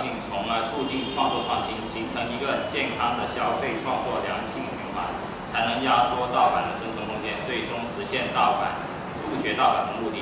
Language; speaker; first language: Chinese; native; Chinese